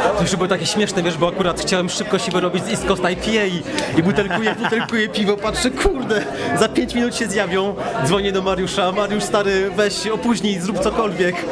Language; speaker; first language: Polish; early bilingual, heritage; Polish